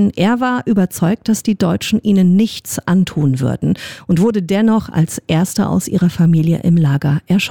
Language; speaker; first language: German; native; German